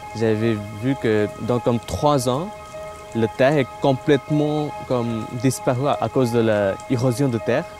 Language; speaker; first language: French; non-native, learner; Bangla